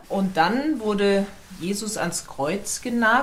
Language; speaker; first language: German; native; German